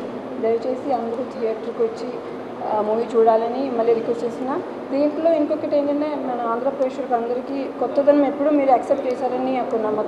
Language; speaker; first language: Telugu; non-native, fluent; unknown